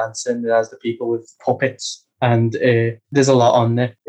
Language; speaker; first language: English; native; English